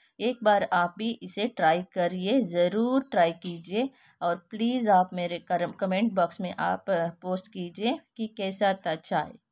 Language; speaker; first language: Hindi; non-native, local second language; Kannada